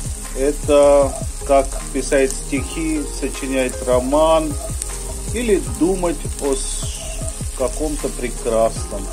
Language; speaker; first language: Russian; non-native, fluent; Hindi